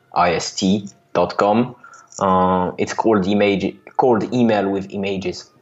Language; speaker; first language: English; non-native, fluent; French